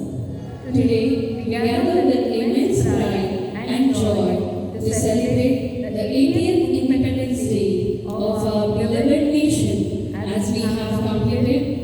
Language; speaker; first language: English; non-native, local second language; Marathi